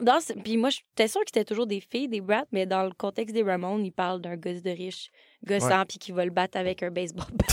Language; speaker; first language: French; native; French